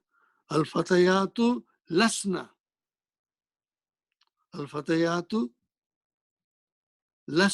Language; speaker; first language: Arabic; non-native, fluent; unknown